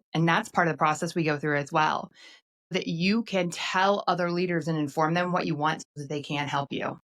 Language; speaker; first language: English; native; English